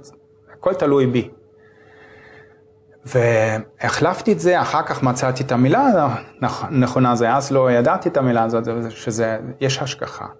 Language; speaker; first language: Hebrew; non-native, fluent; German